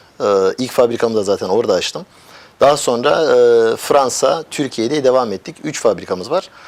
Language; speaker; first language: Turkish; early bilingual, heritage; Turkish